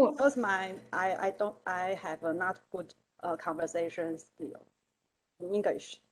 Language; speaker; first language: English; non-native, learner; Chinese